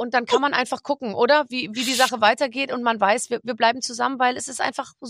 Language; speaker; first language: German; native; German